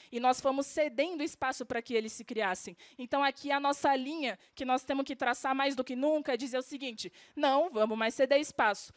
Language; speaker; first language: Portuguese; native; Portuguese